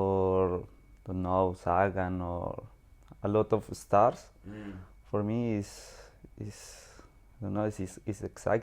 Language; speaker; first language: English; non-native, learner; Spanish